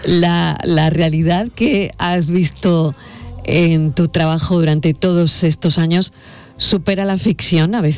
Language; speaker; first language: Spanish; native; Spanish